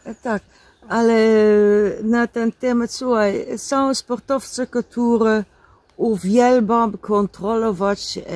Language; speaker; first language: Polish; non-native, learner; Dutch